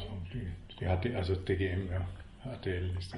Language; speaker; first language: German; native; German